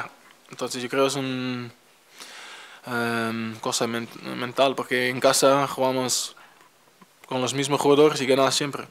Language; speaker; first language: Spanish; non-native, fluent; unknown